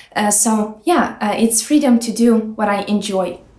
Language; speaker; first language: English; non-native, fluent; Ukrainian